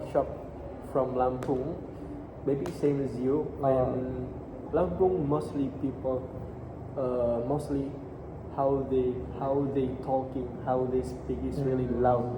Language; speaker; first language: English; non-native, learner; Indonesian